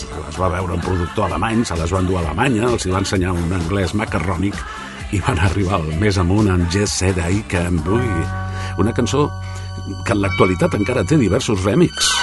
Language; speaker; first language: Catalan; native; Catalan